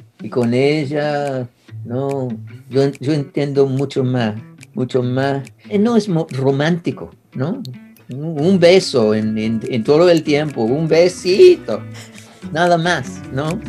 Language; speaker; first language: Spanish; non-native, learner; English